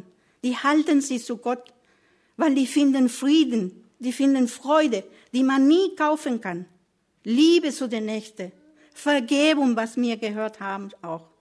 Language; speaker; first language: German; non-native, learner; Spanish